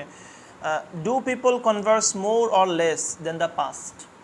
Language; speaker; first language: English; non-native, fluent; Bangla